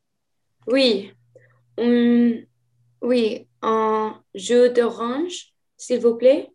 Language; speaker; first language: French; non-native, learner; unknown